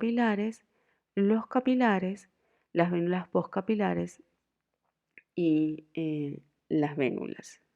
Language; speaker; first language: Spanish; native; Spanish